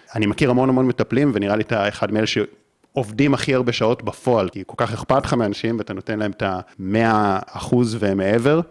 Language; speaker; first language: Hebrew; native; Hebrew